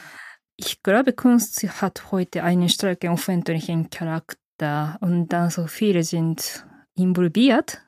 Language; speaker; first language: German; non-native, fluent; Japanese